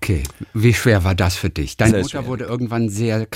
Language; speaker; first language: German; native; German